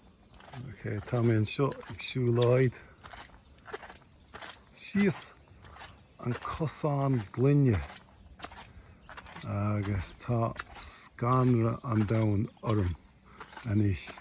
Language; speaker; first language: Irish; non-native, learner; English